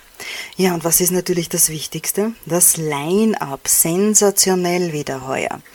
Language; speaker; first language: German; native; German